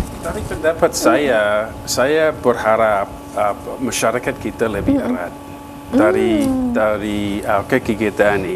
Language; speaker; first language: Indonesian; non-native, fluent; English